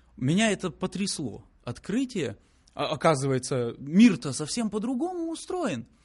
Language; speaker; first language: Russian; native; Russian